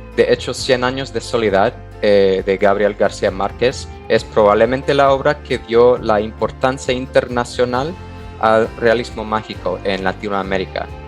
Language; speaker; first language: Spanish; non-native, fluent; English